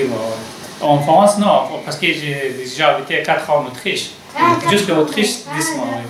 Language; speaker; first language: French; non-native, learner; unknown